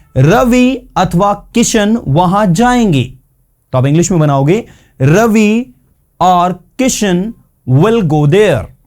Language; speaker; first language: Hindi; native; Hindi